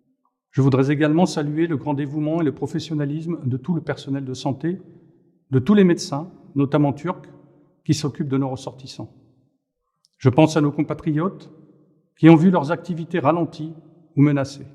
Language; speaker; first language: French; native; French